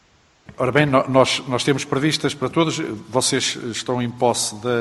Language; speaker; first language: Portuguese; native; Portuguese